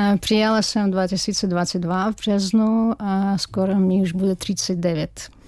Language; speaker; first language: Czech; non-native, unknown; Ukrainian